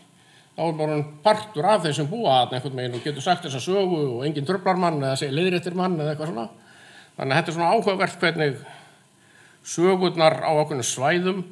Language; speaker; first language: Icelandic; native; Icelandic